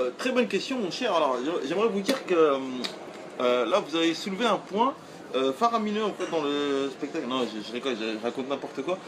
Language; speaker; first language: French; native; French